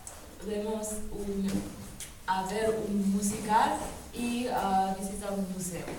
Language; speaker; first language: Spanish; non-native, learner; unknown